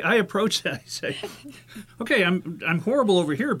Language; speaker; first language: English; native; English